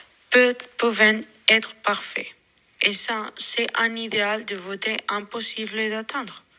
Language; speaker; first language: French; non-native, learner; Spanish